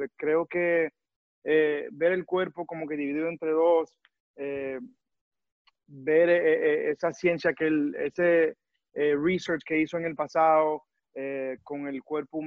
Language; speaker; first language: Spanish; early bilingual, heritage; Spanish